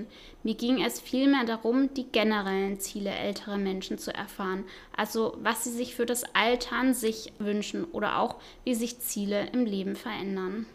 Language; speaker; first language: German; native; German